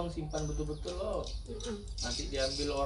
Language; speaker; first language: Indonesian; native; Indonesian